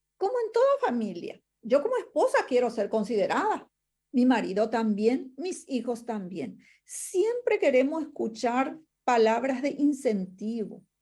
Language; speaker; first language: Spanish; non-native, local second language; Guarani